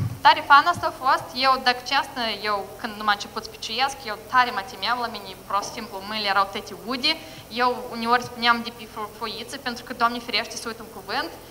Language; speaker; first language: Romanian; non-native, local second language; Russian